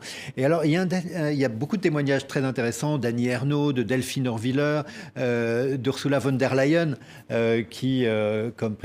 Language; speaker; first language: French; native; French